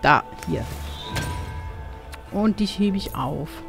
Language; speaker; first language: German; native; German